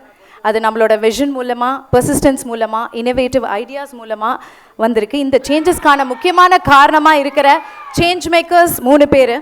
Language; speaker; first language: Tamil; native; Tamil